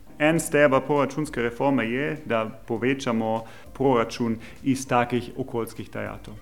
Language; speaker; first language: Slovenian; non-native, fluent; German